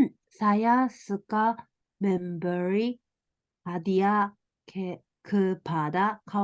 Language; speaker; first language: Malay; non-native, learner; Japanese